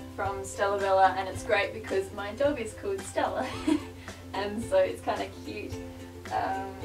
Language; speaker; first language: English; native; English